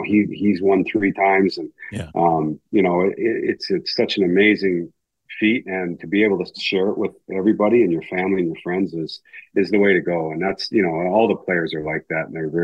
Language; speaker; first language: English; native; English